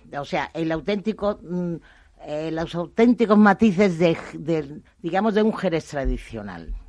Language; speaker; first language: Spanish; native; Spanish